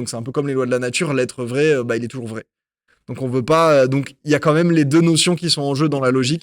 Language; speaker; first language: French; native; French